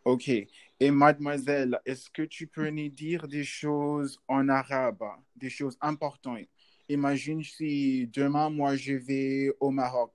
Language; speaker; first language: French; non-native, learner; English